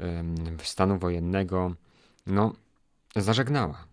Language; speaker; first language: Polish; native; Polish